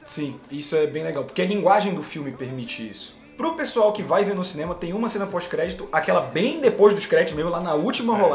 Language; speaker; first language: Portuguese; native; Portuguese